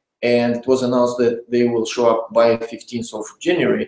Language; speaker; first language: English; non-native, learner; Russian